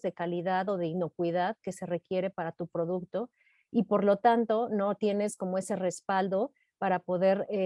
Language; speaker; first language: Spanish; native; Spanish